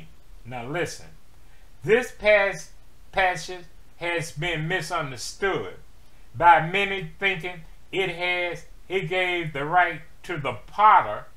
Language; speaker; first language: English; native; English